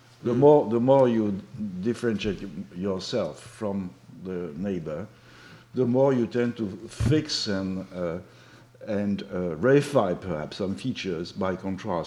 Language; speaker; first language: English; non-native, fluent; French